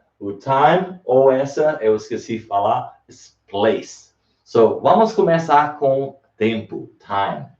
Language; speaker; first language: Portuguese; non-native, learner; English